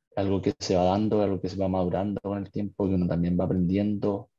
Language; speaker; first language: Spanish; native; Spanish